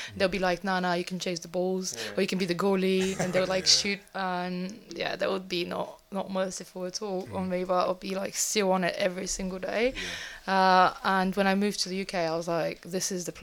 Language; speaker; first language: English; non-native, fluent; Bulgarian